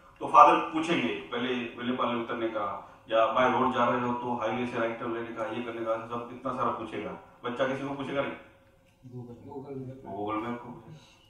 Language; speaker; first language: Hindi; non-native, local second language; Gujarati